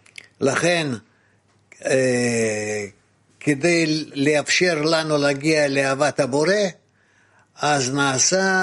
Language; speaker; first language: Hebrew; non-native, fluent; Russian